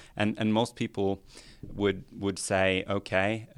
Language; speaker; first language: English; non-native, fluent; Norwegian